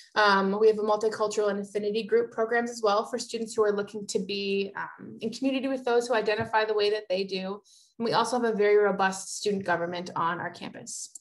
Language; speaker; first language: English; native; English